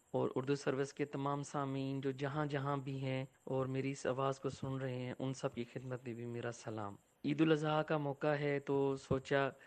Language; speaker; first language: Urdu; non-native, local second language; Punjabi